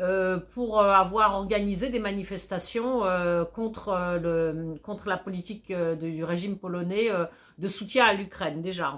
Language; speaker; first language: French; early bilingual, other home language; Polish